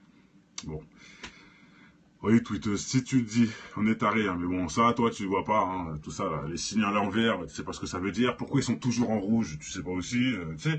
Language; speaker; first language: French; native; French